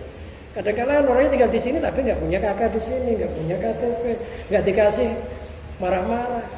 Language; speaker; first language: Indonesian; native; Indonesian